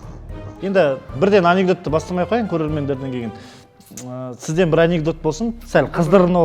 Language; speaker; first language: Kazakh; native; Kazakh